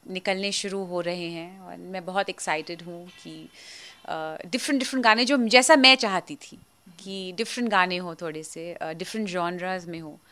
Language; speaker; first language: Hindi; native; Hindi